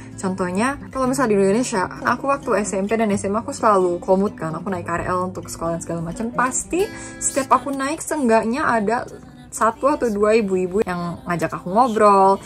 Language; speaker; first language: Indonesian; native; Indonesian